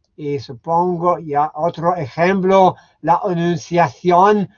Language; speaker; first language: Spanish; non-native, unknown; German